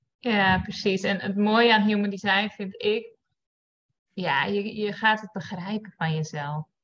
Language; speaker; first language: Dutch; native; Dutch